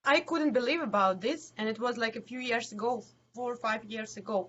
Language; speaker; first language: English; non-native, learner; Ukrainian